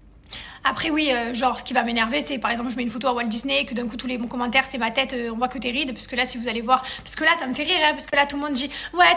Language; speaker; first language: French; native; French